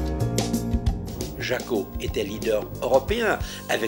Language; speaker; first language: French; native; French